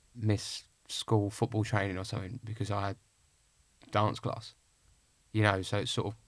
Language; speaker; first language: English; native; English